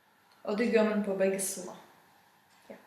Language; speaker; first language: Danish; non-native, fluent; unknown